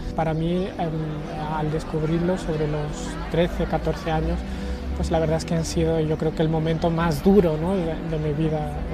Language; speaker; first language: Spanish; non-native, fluent; Arabic